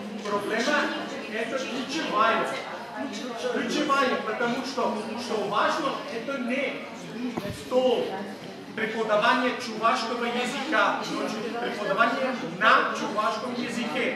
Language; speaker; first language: Russian; non-native, fluent; Catalan